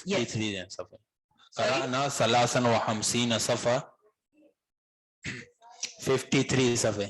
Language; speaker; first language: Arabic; non-native, fluent; Urdu